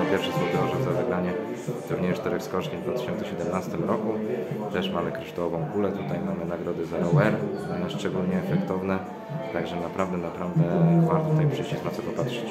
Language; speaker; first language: Polish; native; Polish